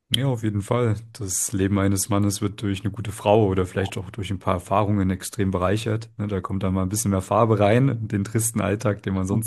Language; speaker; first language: German; native; German